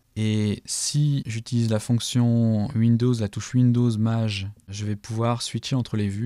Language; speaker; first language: French; native; French